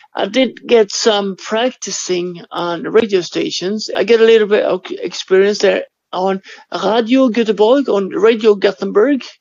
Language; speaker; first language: English; non-native, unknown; Swedish